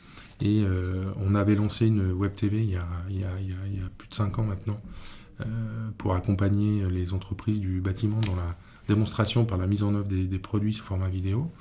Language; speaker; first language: French; native; French